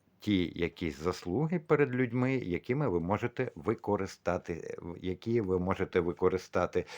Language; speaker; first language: Ukrainian; non-native, local second language; Russian